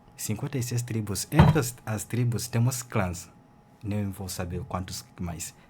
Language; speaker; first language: Portuguese; non-native, fluent; Ganda